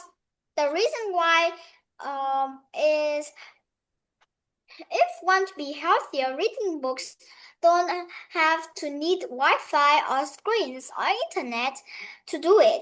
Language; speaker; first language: English; non-native, learner; Vietnamese